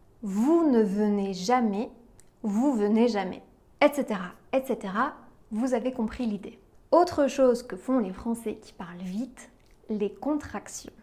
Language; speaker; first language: French; native; French